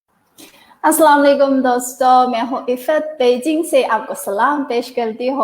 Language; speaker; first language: Hindi; non-native, fluent; Chinese